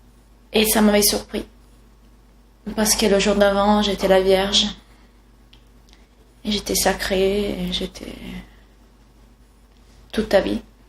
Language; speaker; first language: French; non-native, fluent; Italian